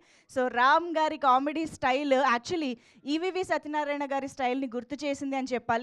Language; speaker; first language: Telugu; native; Telugu